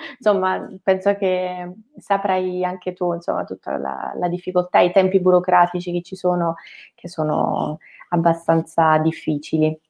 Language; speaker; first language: Italian; early bilingual, other home language; Persian